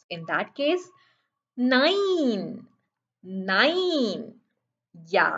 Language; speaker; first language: German; non-native, learner; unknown